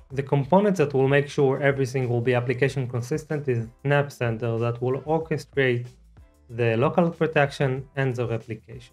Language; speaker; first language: English; non-native, fluent; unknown